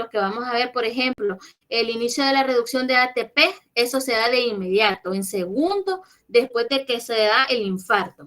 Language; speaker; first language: Spanish; native; Spanish